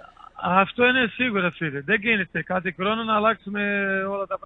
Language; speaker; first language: Greek; non-native, learner; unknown